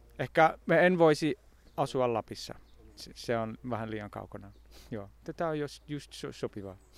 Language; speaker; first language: Finnish; non-native, fluent; Dutch